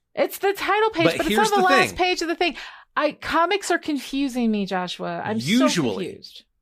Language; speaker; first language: English; native; English